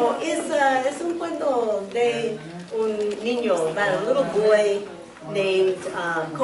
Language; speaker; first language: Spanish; non-native, learner; English